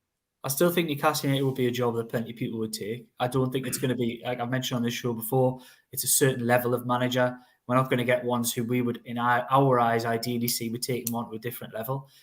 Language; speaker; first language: English; native; English